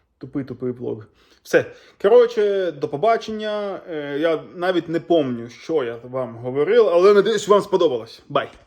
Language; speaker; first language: Ukrainian; non-native, local second language; Russian